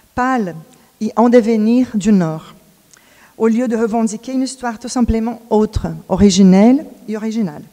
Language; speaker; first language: French; non-native, fluent; Portuguese